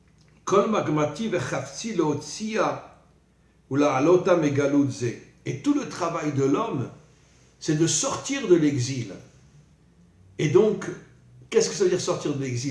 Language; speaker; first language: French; native; French